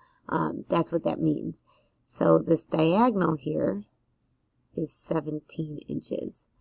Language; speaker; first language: English; native; English